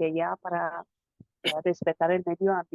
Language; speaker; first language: Spanish; non-native, fluent; Persian